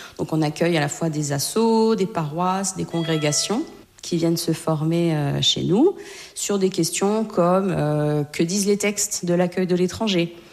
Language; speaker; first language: French; native; French